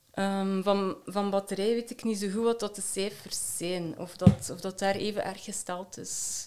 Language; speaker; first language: Dutch; native; Dutch